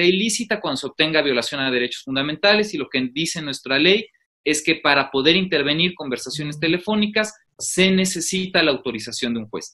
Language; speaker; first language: Spanish; native; Spanish